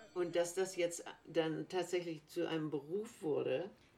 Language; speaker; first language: German; native; German